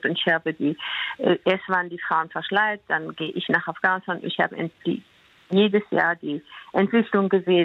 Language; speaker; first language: German; non-native, fluent; Persian